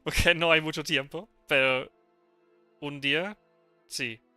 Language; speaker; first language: Spanish; non-native, learner; English